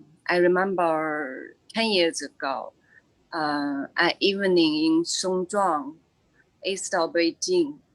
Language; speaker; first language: English; non-native, fluent; Chinese